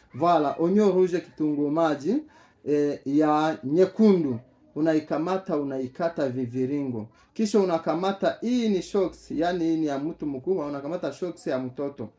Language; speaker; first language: Swahili; native; Swahili